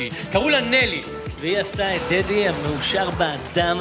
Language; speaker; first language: Hebrew; native; Hebrew